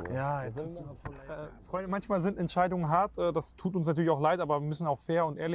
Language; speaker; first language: German; native; German